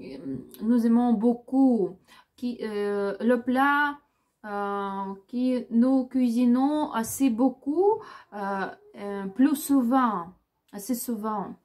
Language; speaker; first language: French; non-native, learner; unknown